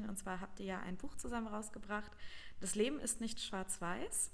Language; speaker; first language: German; native; German